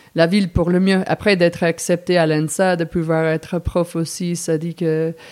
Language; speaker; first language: French; non-native, fluent; English